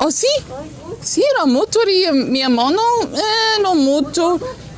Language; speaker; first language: Spanish; non-native, learner; English